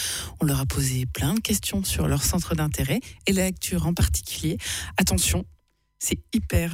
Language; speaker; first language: French; native; French